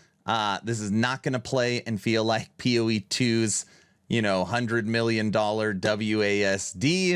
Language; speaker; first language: English; native; English